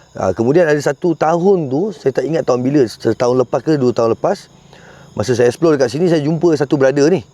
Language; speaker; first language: Malay; native; Malay